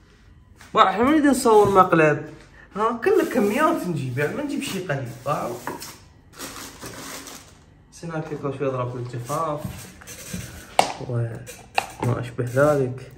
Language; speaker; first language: Arabic; native; Arabic